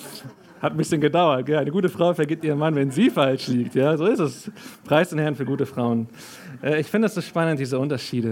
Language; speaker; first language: German; native; German